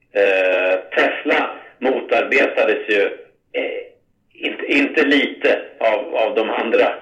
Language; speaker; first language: Swedish; native; Swedish